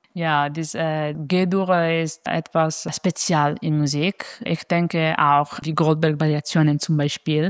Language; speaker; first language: German; non-native, fluent; Italian